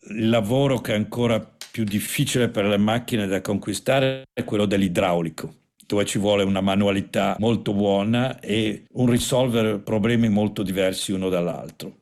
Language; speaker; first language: Italian; native; Italian